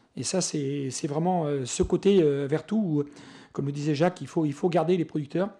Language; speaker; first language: French; native; French